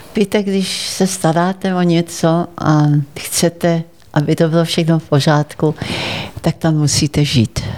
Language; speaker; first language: Czech; early bilingual, heritage; Czech